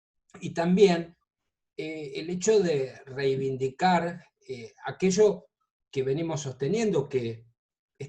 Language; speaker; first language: Spanish; native; Spanish